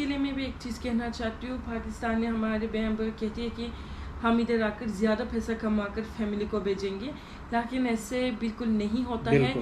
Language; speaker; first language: Hindi; non-native, learner; Turkish